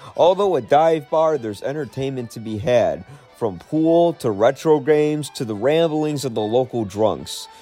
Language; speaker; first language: English; native; English